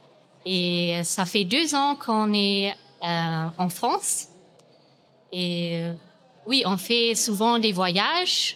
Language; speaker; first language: French; non-native, fluent; German